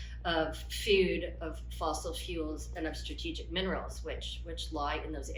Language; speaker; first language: English; native; English